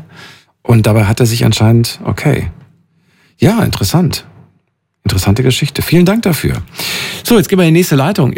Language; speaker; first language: German; native; German